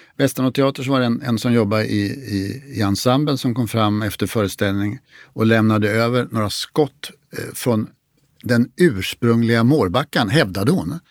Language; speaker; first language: Swedish; native; Swedish